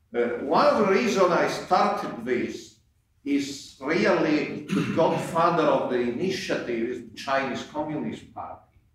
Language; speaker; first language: English; non-native, fluent; Italian